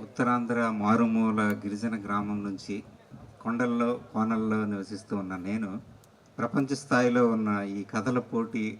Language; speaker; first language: Telugu; non-native, local second language; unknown